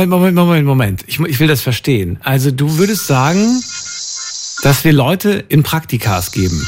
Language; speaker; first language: German; native; German